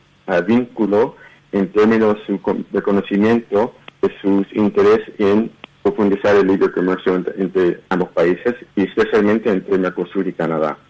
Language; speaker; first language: Spanish; early bilingual, heritage; Spanish